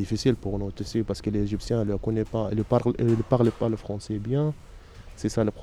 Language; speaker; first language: French; non-native, learner; Arabic